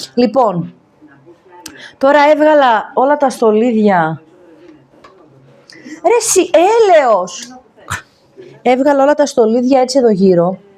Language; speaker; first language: Greek; native; Greek